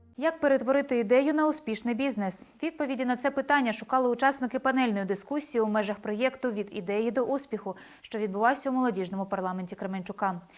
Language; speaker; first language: Ukrainian; native; Ukrainian